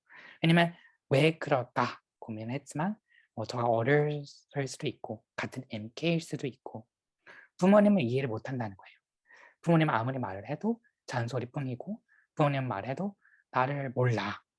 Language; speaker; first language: Korean; early bilingual, heritage; Korean